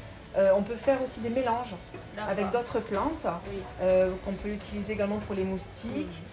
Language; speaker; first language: French; native; French